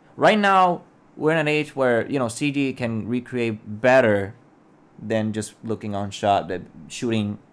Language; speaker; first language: English; non-native, local second language; Spanish